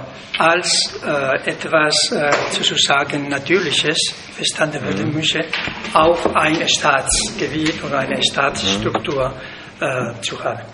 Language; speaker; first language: German; non-native, fluent; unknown